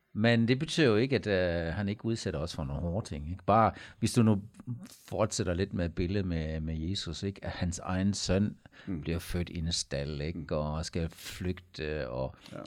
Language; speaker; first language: Danish; native; Danish